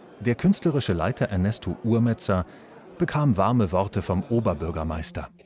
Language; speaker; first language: German; native; German